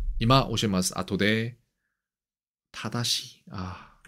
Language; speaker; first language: Japanese; non-native, learner; Korean